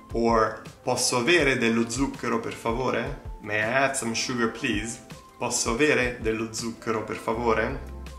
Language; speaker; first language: Italian; native; Italian